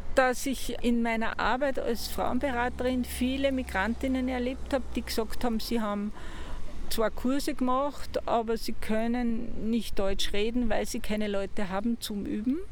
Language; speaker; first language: German; native; German